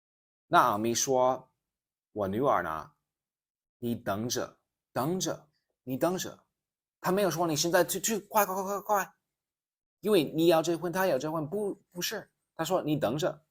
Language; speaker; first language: Chinese; non-native, fluent; English